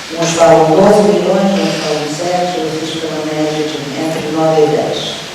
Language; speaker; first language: Portuguese; early bilingual, other home language; Russian